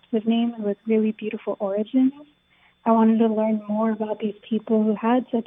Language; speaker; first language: English; native; English